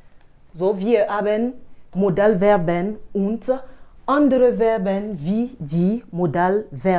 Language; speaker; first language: German; non-native, fluent; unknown